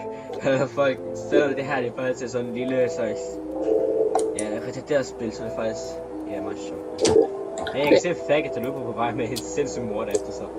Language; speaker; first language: Danish; native; Danish